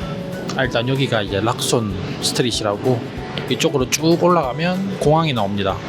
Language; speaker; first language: Korean; native; Korean